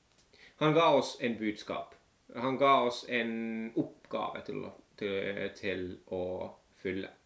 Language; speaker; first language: Norwegian; non-native, fluent; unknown